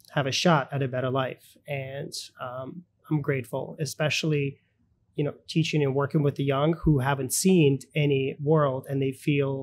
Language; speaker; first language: English; early bilingual, other home language; Russian